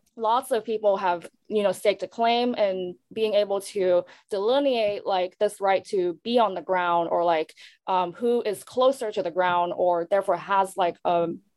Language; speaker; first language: English; non-native, local second language; Cantonese